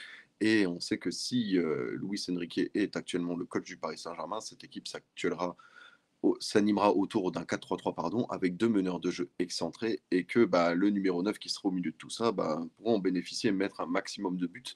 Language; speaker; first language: French; native; French